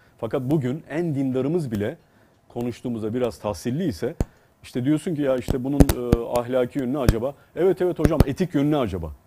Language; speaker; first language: Turkish; native; Turkish